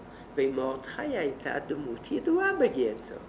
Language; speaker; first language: Hebrew; non-native, fluent; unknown